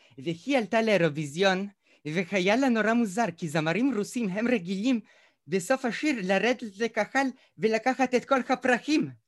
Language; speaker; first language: Hebrew; early bilingual, other home language; Russian